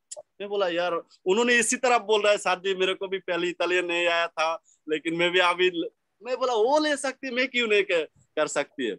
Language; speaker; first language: Hindi; non-native, learner; Bangla